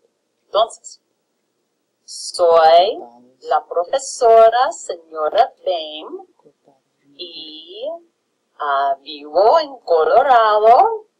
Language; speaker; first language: Spanish; non-native, fluent; English